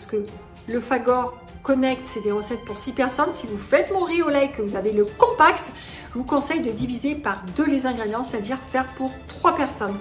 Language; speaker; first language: French; native; French